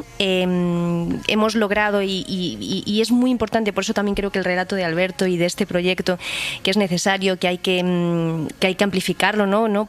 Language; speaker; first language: Spanish; native; Spanish